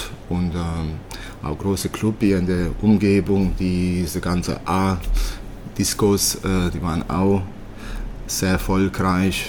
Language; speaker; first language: German; early bilingual, other home language; Italian